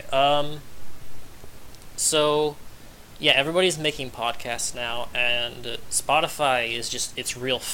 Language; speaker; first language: English; native; English